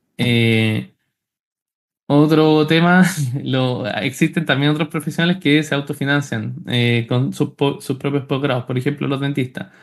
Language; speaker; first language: Spanish; native; Spanish